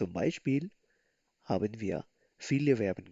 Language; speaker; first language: German; non-native, learner; Urdu